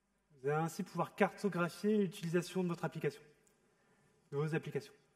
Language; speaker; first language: French; native; French